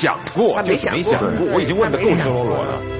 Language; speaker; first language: Chinese; native; Chinese